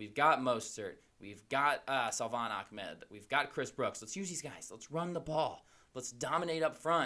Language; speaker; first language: English; native; English